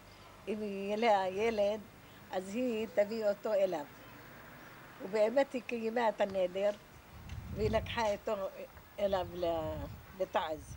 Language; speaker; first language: Hebrew; non-native, fluent; Arabic